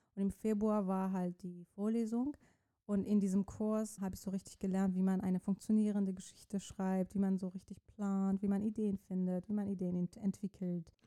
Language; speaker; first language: German; non-native, fluent; Persian